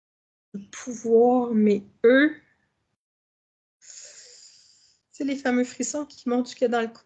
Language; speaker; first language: French; native; French